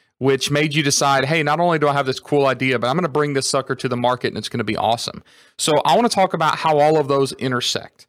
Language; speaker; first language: English; native; English